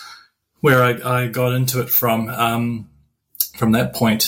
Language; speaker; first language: English; native; English